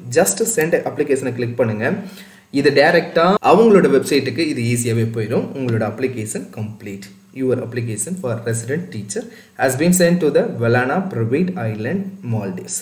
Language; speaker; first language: Tamil; native; Tamil